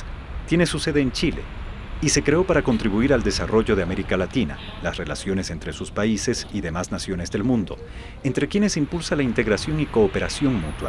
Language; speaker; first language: Spanish; native; Spanish